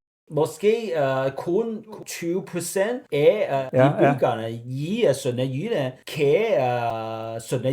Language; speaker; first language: Danish; non-native, learner; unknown